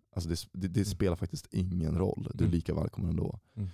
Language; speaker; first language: Swedish; native; Swedish